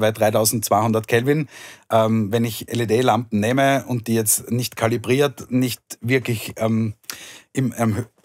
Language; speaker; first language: German; native; German